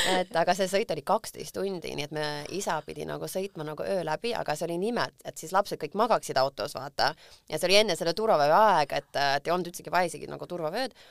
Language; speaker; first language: Estonian; early bilingual, other home language; English